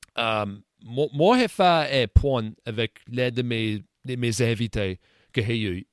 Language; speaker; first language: French; native; French